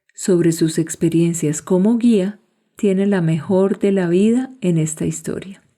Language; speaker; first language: Spanish; native; Spanish